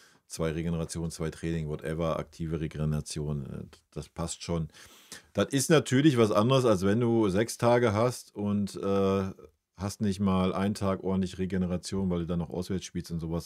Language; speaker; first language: German; native; German